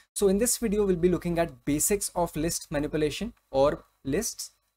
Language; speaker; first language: English; non-native, local second language; Hindi